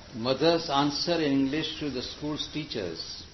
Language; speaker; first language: English; non-native, local second language; Gujarati